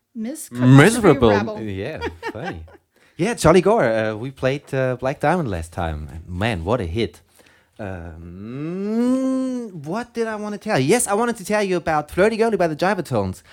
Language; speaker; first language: English; non-native, fluent; German